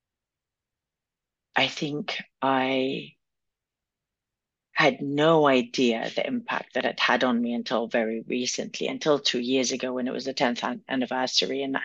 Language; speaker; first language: English; early bilingual, other home language; Arabic